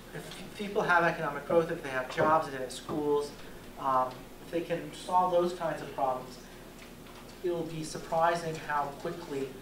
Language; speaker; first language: English; native; English